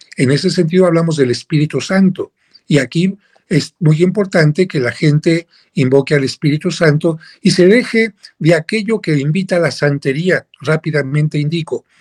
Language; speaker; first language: Spanish; native; Spanish